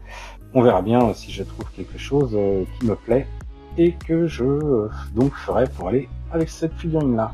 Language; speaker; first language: French; native; French